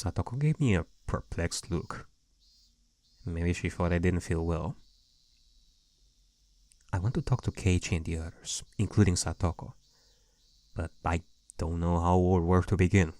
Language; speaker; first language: English; native; English